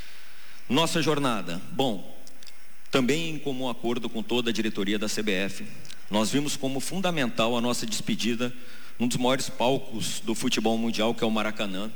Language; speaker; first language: Portuguese; native; Portuguese